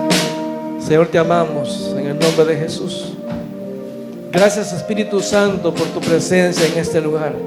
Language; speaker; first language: Spanish; native; Spanish